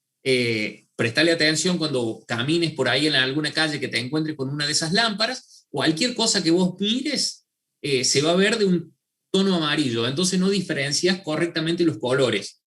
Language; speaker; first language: Spanish; native; Spanish